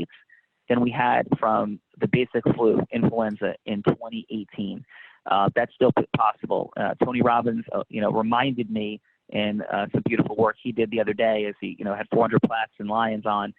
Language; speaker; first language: English; native; English